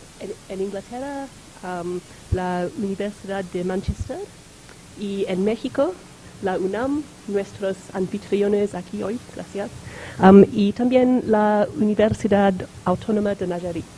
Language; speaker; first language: Spanish; non-native, fluent; English